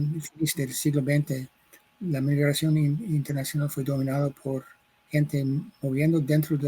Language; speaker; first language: Spanish; non-native, fluent; English